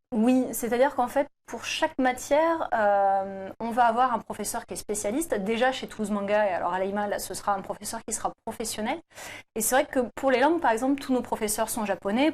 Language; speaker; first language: French; native; French